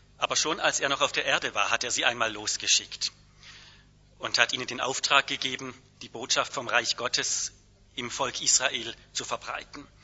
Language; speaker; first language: German; native; German